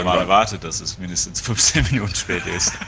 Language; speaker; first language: German; non-native, fluent; English